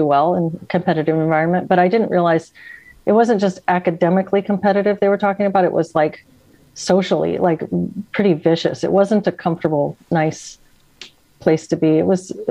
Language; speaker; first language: English; native; English